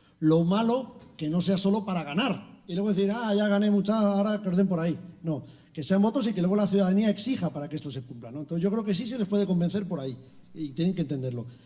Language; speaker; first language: Spanish; native; Spanish